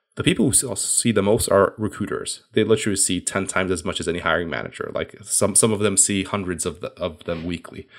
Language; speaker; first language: English; non-native, fluent; Hungarian